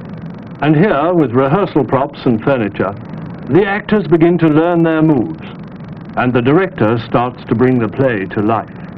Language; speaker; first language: English; native; English